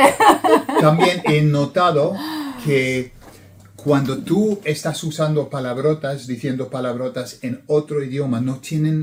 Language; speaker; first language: Spanish; non-native, fluent; English